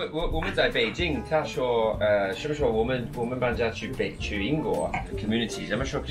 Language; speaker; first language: Chinese; non-native, learner; English